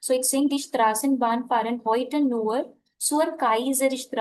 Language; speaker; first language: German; non-native, fluent; Hindi